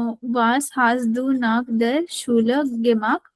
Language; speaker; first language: German; non-native, learner; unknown